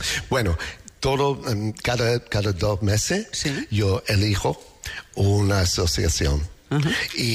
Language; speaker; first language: Spanish; non-native, learner; English